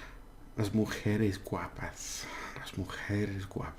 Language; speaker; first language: Spanish; non-native, learner; English